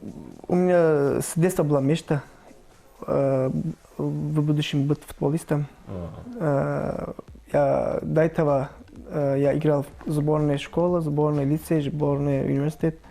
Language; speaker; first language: Russian; non-native, learner; Turkish